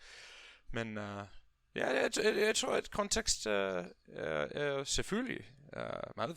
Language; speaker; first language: Danish; non-native, learner; English